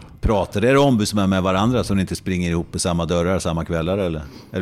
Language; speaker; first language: Swedish; native; Swedish